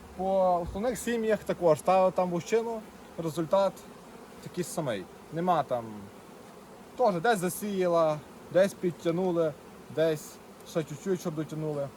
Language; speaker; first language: Ukrainian; native; Ukrainian